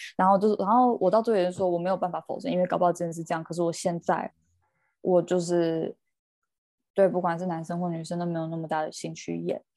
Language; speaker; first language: Chinese; early bilingual, heritage; Chinese